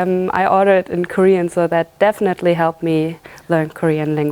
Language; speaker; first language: English; non-native, fluent; German